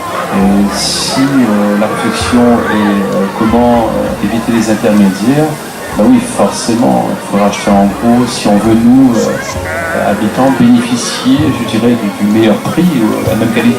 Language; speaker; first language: French; native; French